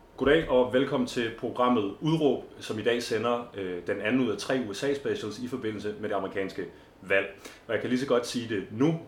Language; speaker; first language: Danish; native; Danish